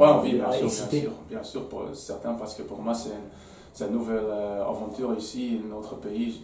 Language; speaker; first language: French; non-native, fluent; Dutch